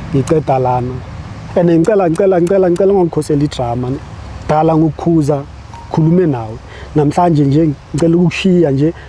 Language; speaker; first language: Zulu; non-native, local second language; Southern Sotho